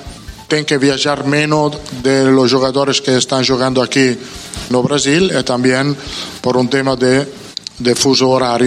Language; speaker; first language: Portuguese; non-native, learner; Italian